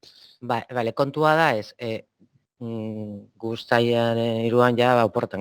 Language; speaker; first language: Basque; non-native, local second language; Spanish